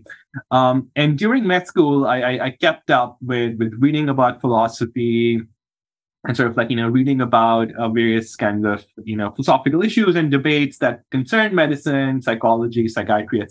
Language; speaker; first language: English; non-native, local second language; Urdu